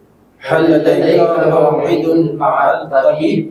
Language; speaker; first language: Arabic; non-native, learner; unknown